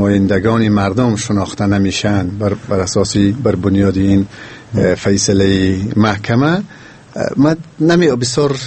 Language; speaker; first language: Persian; native; Persian